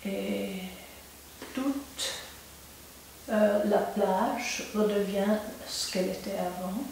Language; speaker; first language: French; non-native, local second language; German